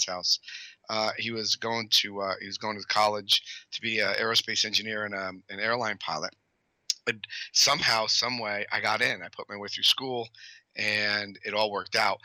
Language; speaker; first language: English; native; English